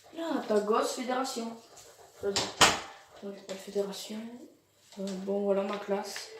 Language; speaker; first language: French; native; French